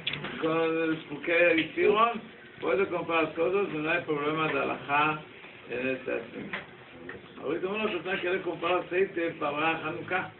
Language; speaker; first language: Spanish; non-native, learner; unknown